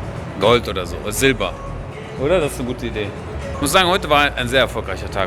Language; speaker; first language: German; native; German